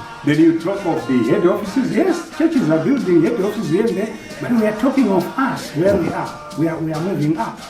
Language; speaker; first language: English; non-native, local second language; Shona